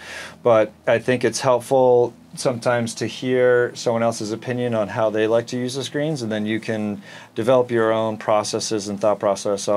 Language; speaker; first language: English; native; English